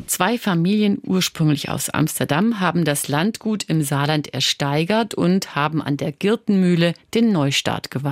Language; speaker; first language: German; native; German